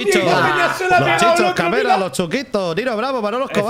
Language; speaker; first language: Spanish; native; Spanish